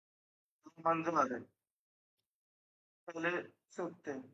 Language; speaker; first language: Italian; non-native, learner; Bangla